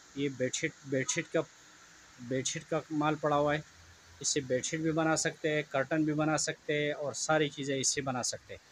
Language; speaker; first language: Urdu; native; Urdu